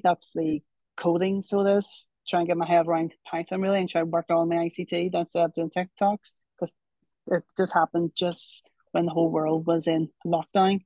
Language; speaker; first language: English; native; English